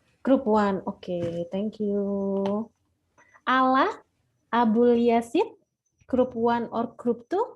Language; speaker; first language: English; non-native, fluent; Indonesian